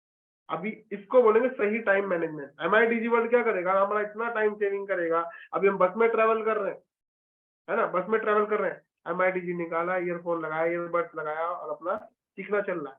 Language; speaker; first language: Hindi; native; Hindi